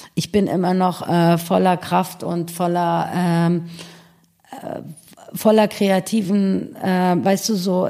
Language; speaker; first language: German; early bilingual, other home language; Persian